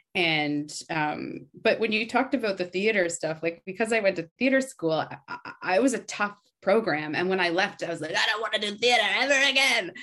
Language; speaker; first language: English; native; English